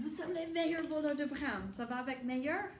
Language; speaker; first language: French; non-native, fluent; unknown